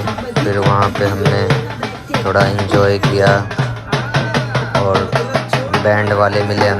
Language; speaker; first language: Hindi; native; Hindi